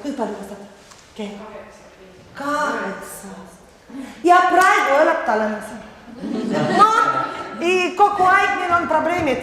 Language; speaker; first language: Estonian; non-native, learner; Russian